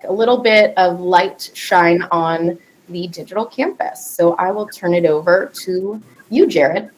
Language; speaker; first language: English; native; English